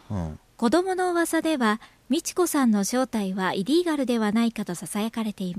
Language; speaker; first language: Japanese; native; Japanese